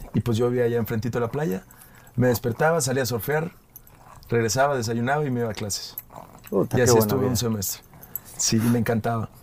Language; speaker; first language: Spanish; native; Spanish